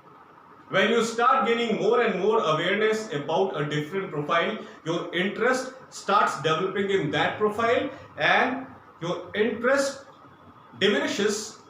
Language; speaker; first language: English; non-native, local second language; Hindi